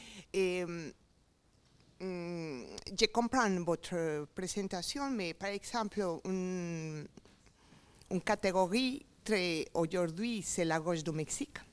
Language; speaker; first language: French; non-native, learner; Spanish